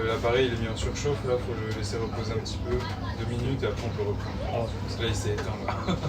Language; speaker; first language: French; native; French